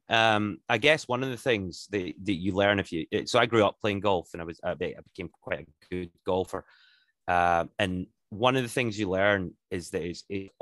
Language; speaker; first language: English; native; English